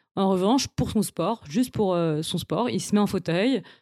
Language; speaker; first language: French; native; French